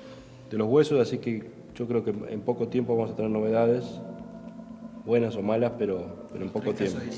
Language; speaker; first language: Spanish; native; Spanish